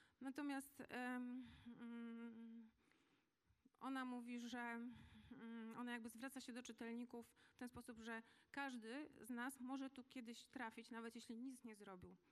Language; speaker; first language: Polish; native; Polish